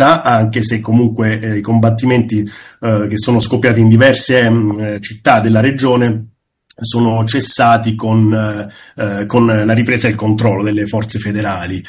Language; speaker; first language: Italian; native; Italian